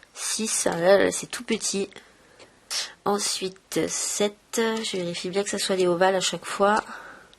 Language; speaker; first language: French; native; French